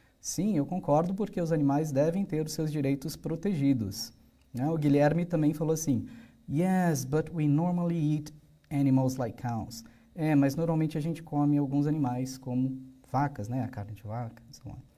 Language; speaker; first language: Portuguese; native; Portuguese